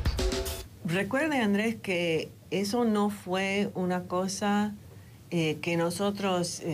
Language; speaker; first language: Spanish; non-native, fluent; English